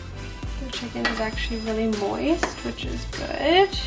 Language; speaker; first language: English; native; English